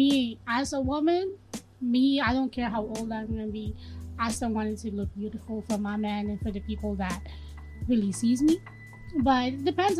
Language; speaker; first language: English; non-native, local second language; Filipino